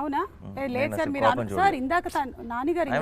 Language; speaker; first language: Telugu; native; Telugu